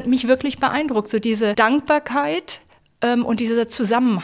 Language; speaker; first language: German; native; German